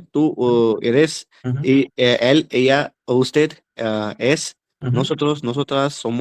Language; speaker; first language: Spanish; non-native, learner; Hindi